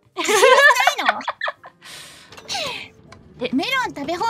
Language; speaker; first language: Japanese; native; Japanese